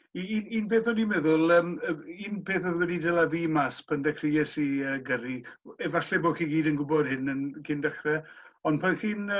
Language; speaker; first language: Welsh; non-native, local second language; English